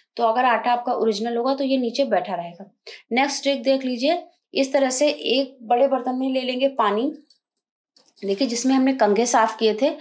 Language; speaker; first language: Hindi; native; Hindi